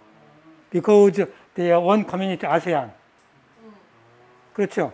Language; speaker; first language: English; non-native, learner; Korean